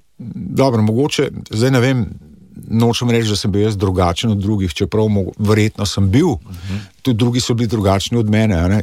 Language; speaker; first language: Slovenian; early bilingual, other home language; English